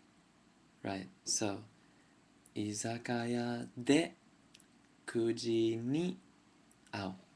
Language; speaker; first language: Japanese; non-native, fluent; English